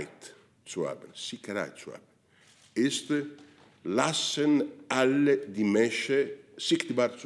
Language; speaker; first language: German; non-native, fluent; Italian